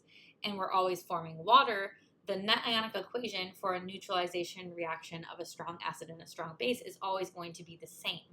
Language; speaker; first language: English; native; English